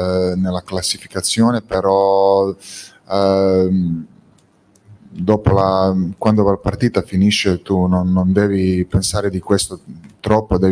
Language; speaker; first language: Italian; non-native, fluent; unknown